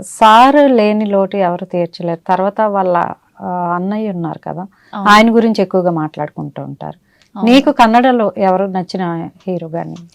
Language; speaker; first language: Telugu; native; Telugu